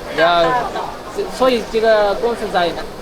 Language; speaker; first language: Chinese; non-native, learner; Amharic